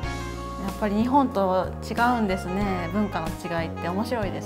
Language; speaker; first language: Japanese; native; Japanese